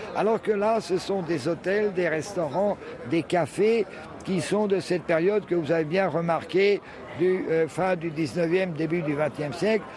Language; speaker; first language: French; early bilingual, heritage; French